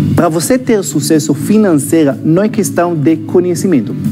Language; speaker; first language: Portuguese; non-native, fluent; Hebrew